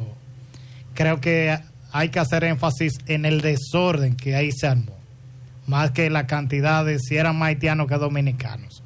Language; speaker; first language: Spanish; native; Spanish